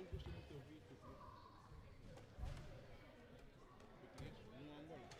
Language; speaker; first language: Portuguese; non-native, learner; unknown